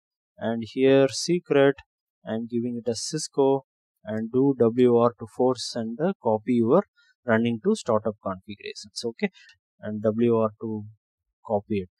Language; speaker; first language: English; non-native, local second language; Tamil